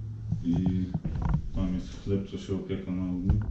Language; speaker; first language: Polish; early bilingual, heritage; Polish